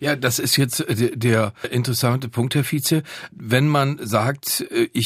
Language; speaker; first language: German; native; German